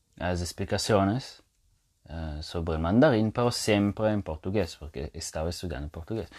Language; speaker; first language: Spanish; non-native, fluent; Italian